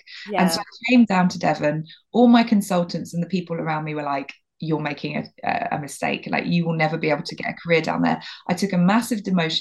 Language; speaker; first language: English; native; English